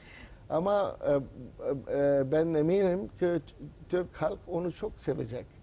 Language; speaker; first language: Turkish; non-native, learner; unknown